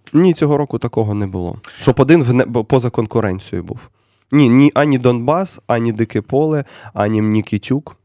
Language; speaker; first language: Ukrainian; native; Ukrainian